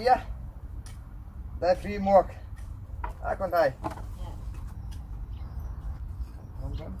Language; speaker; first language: Thai; non-native, learner; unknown